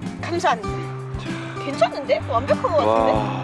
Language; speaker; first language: Korean; native; Korean